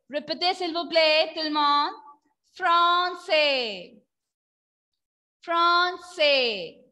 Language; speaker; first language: French; non-native, fluent; Malayalam